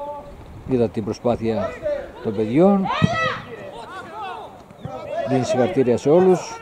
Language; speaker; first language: Greek; native; Greek